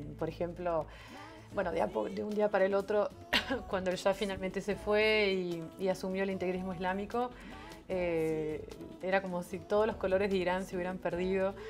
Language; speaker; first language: Spanish; non-native, fluent; French